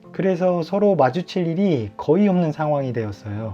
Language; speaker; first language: Korean; native; Korean